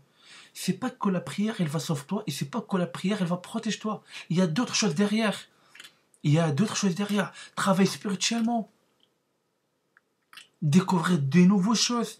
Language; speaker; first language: French; non-native, learner; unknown